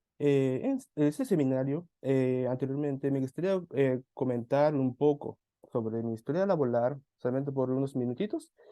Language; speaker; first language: Spanish; non-native, fluent; Japanese